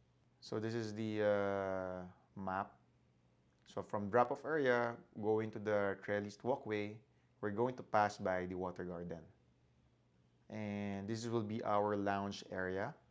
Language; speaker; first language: English; non-native, local second language; Filipino